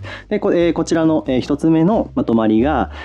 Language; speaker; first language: Japanese; native; Japanese